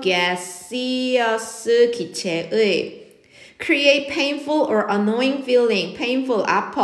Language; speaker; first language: English; non-native, fluent; Korean